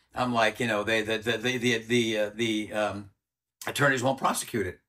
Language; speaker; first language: English; native; English